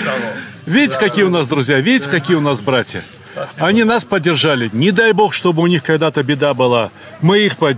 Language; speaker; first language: Russian; native; Russian